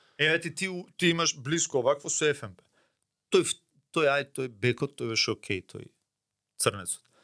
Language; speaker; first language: Macedonian; native; Macedonian